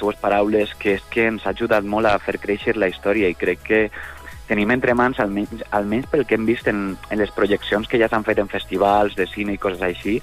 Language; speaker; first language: Catalan; native; Catalan